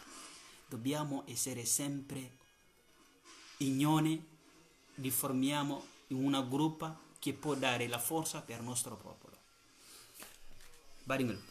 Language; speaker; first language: Italian; non-native, learner; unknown